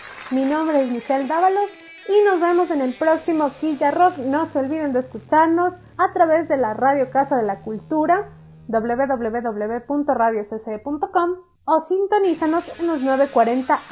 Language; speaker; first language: Spanish; native; Spanish